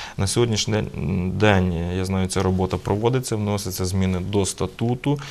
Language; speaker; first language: Ukrainian; native; Ukrainian